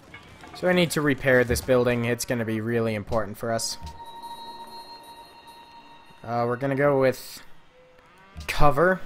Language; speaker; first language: English; native; English